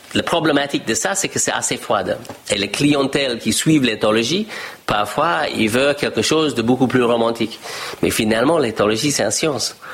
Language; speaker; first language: French; non-native, fluent; English